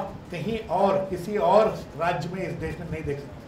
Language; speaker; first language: Hindi; non-native, local second language; Kannada